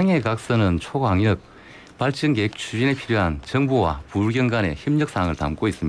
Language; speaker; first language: Korean; native; Korean